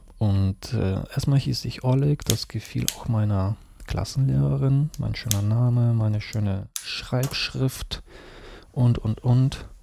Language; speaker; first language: German; early bilingual, other home language; Russian